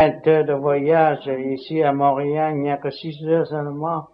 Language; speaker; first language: French; non-native, learner; Vietnamese